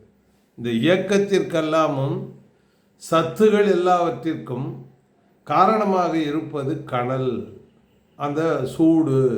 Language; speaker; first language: Tamil; native; Tamil